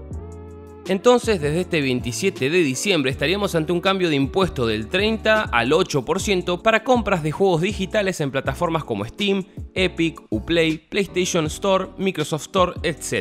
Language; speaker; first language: Spanish; native; Spanish